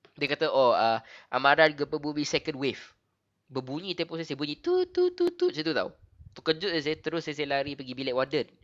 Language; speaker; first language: Malay; native; Malay